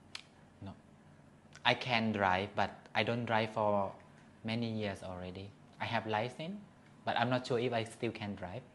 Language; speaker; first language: English; non-native, learner; Thai